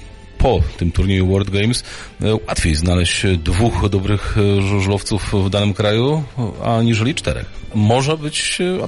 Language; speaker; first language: Polish; native; Polish